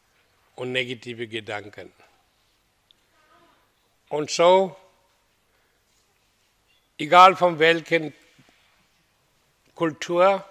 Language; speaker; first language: German; non-native, fluent; Hindi